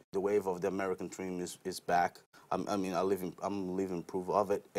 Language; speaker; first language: English; non-native, fluent; Portuguese